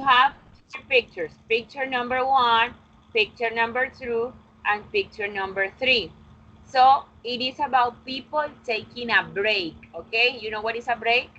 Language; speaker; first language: English; non-native, fluent; Spanish